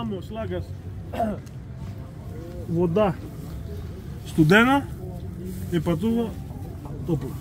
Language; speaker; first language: Bulgarian; non-native, learner; Greek